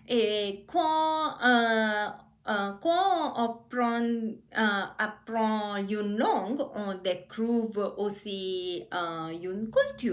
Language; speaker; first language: French; non-native, learner; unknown